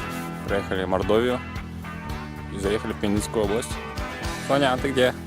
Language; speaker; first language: Russian; native; Russian